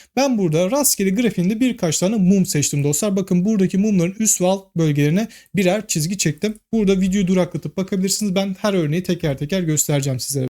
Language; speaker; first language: Turkish; native; Turkish